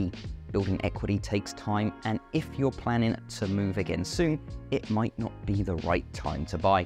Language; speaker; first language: English; native; English